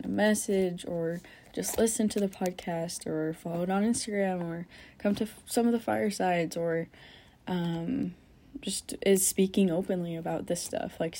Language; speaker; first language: English; native; English